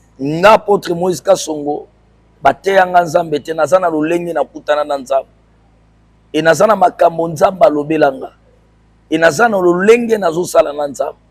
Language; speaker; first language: Lingala; non-native, local second language; Swahili